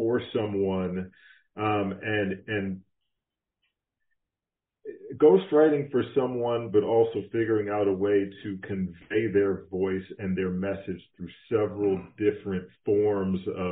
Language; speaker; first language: English; native; English